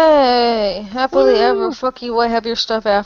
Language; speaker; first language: English; native; English